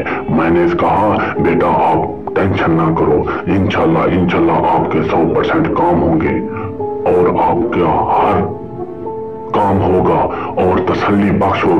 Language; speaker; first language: Urdu; native; Urdu